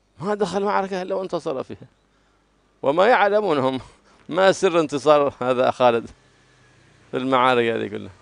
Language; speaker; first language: Arabic; native; Arabic